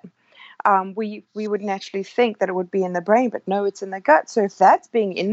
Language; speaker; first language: English; native; English